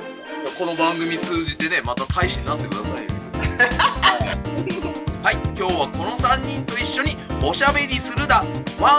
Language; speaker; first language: Japanese; native; Japanese